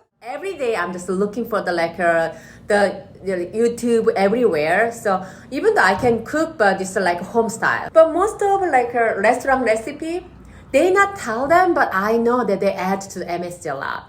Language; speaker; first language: English; non-native, learner; Korean